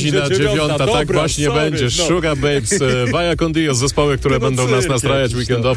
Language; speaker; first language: Polish; native; Polish